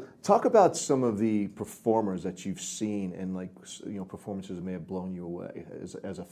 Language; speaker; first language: English; native; English